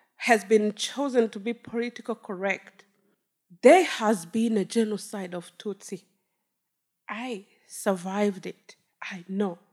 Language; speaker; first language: English; non-native, local second language; Kinyarwanda